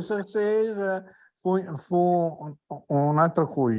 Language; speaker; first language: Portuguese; non-native, learner; Italian